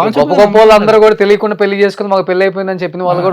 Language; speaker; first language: Telugu; native; Telugu